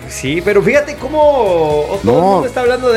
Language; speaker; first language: Spanish; native; Spanish